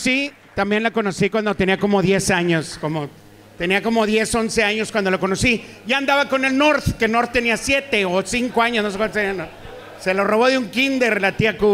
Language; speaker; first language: Spanish; native; Spanish